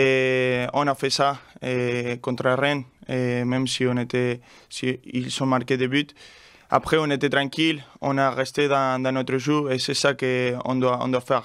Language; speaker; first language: French; non-native, learner; Spanish